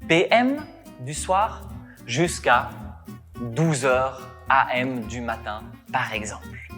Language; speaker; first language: French; non-native, fluent; Spanish